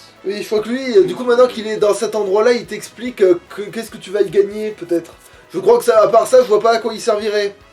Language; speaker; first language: French; native; French